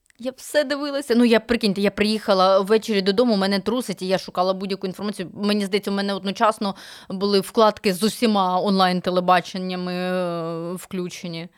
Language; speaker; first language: Ukrainian; native; Ukrainian